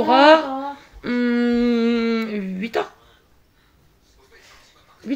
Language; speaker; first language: French; native; French